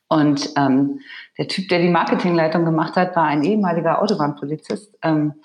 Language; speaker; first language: German; native; German